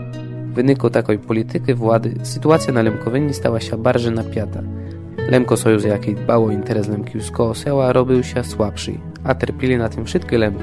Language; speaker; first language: Polish; non-native, local second language; Rusyn